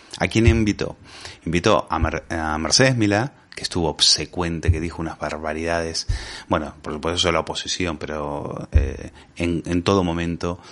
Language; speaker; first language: Spanish; native; Spanish